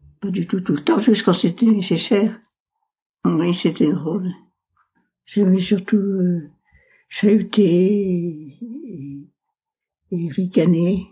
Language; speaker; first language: French; native; French